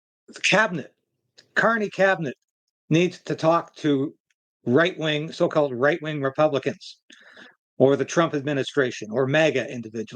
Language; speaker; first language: English; native; English